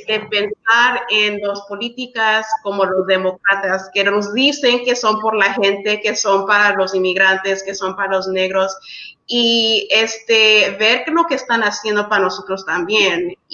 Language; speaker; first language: Spanish; early bilingual, heritage; English